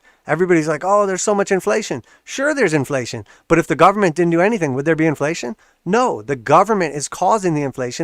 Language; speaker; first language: English; native; English